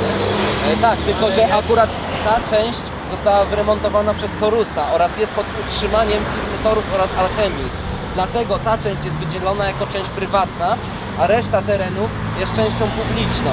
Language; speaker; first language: Polish; native; Polish